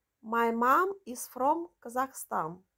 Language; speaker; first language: English; non-native, fluent; Russian